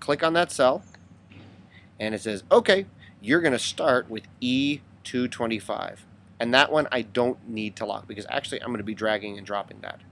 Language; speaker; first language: English; native; English